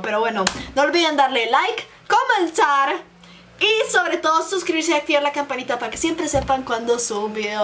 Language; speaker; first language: Spanish; native; Spanish